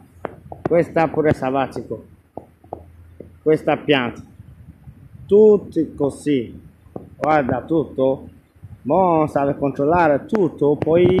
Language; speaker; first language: Italian; non-native, learner; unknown